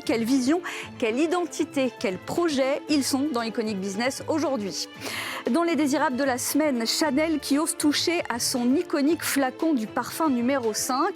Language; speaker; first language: French; native; French